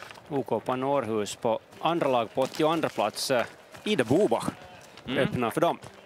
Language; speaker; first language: Swedish; native; Swedish